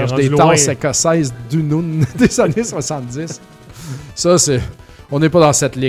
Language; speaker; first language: French; native; French